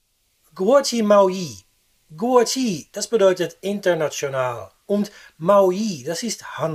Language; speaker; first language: German; non-native, fluent; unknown